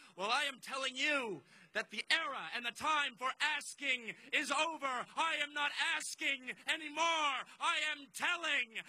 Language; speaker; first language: English; native; English